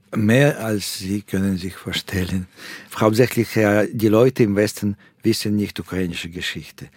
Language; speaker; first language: German; non-native, fluent; Russian